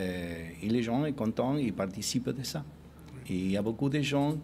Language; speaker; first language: French; non-native, fluent; Spanish